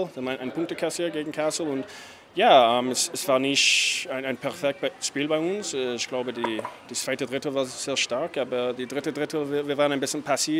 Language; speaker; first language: German; non-native, fluent; English